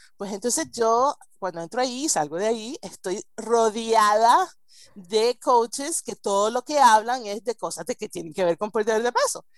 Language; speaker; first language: Spanish; early bilingual, heritage; Spanish